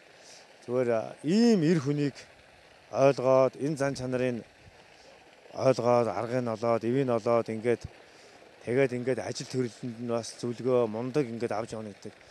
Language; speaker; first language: Mongolian; native; Mongolian